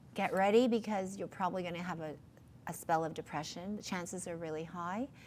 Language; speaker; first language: English; native; English